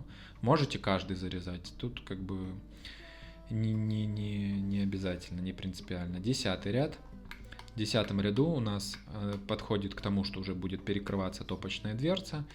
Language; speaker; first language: Russian; native; Russian